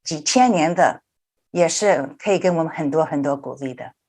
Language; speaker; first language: Chinese; early bilingual, heritage; Chinese